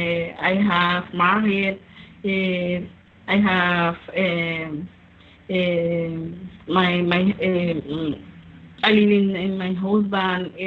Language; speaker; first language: English; non-native, learner; Spanish